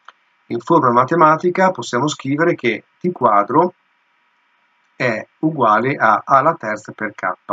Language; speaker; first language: Italian; native; Italian